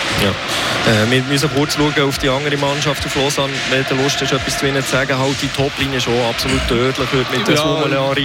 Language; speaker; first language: German; native; German